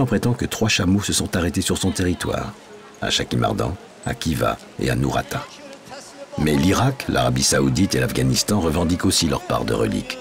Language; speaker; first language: French; native; French